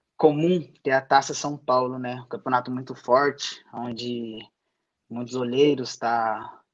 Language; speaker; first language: Portuguese; native; Portuguese